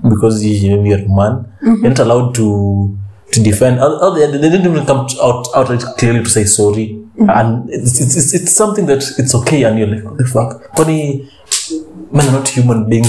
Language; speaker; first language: English; non-native, local second language; Luo (Kenya and Tanzania)